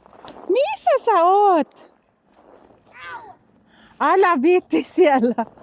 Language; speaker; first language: Finnish; non-native, learner; Filipino